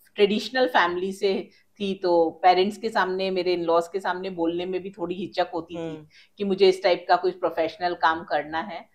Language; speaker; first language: Hindi; native; Hindi